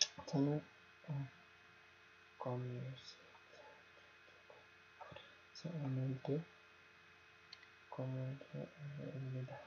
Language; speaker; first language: Korean; non-native, learner; Nepali